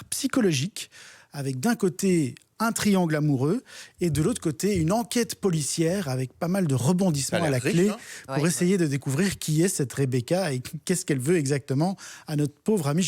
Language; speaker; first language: French; native; French